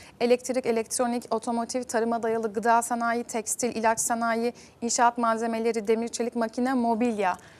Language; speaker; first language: Turkish; native; Turkish